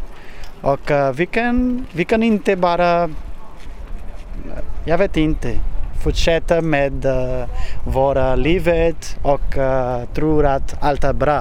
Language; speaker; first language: Swedish; non-native, learner; Portuguese